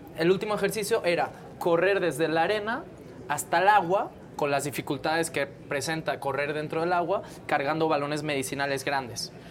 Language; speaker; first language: Spanish; non-native, local second language; Catalan